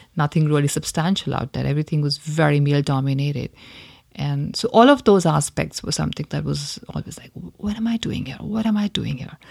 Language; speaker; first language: English; non-native, local second language; Hindi